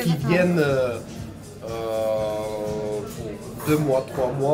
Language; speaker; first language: French; non-native, fluent; Russian